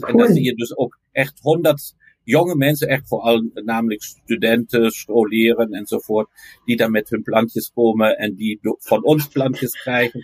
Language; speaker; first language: Dutch; non-native, fluent; German